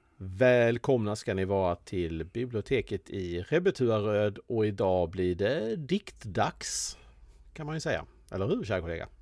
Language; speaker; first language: Swedish; native; Swedish